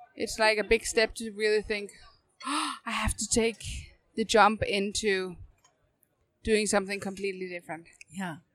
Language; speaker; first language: English; non-native, fluent; Danish